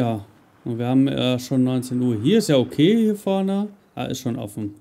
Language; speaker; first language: German; native; German